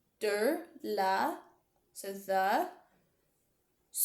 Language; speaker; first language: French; non-native, learner; English